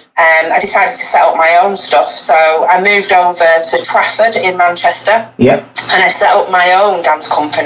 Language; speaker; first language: English; native; English